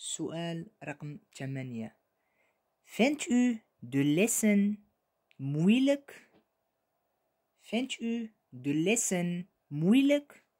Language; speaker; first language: Dutch; non-native, fluent; Arabic